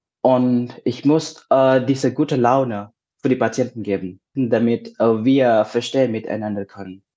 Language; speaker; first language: German; non-native, learner; Indonesian